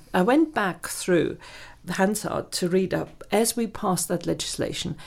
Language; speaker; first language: English; non-native, fluent; German